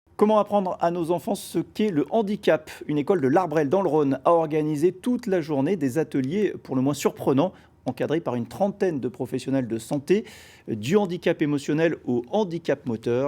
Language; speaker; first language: French; native; French